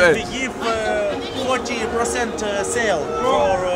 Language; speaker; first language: English; non-native, learner; Russian